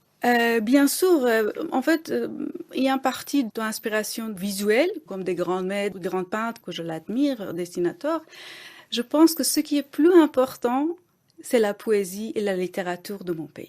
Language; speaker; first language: French; non-native, fluent; Persian